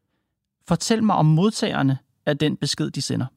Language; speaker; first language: Danish; native; Danish